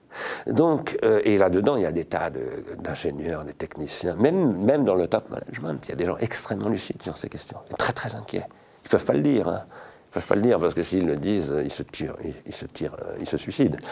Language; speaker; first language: French; native; French